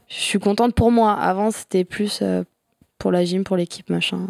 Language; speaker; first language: French; native; French